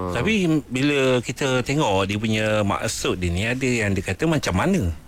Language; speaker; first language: Malay; native; Malay